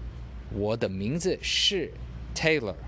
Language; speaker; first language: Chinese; non-native, learner; English